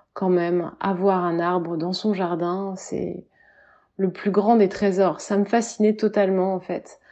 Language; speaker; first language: French; native; French